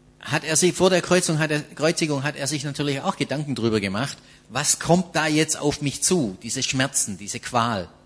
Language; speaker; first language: German; native; German